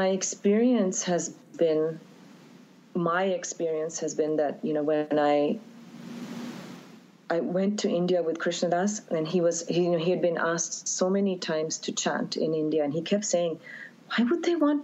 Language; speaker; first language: English; native; English